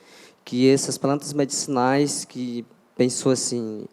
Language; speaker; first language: Portuguese; non-native, local second language; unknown